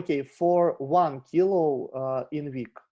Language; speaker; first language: English; non-native, learner; Russian